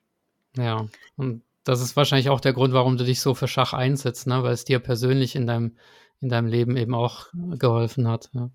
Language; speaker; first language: German; native; German